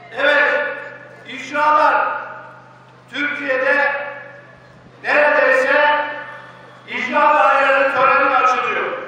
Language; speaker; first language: Turkish; native; Turkish